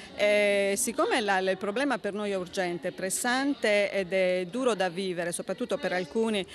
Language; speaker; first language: Italian; native; Italian